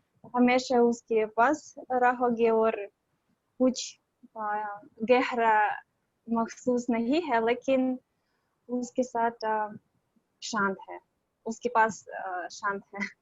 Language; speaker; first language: Hindi; non-native, learner; Russian